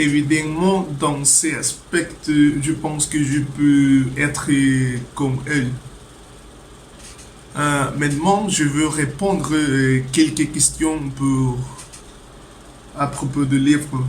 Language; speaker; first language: French; non-native, learner; Spanish